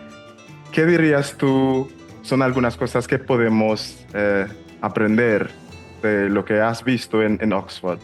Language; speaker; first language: Spanish; non-native, fluent; English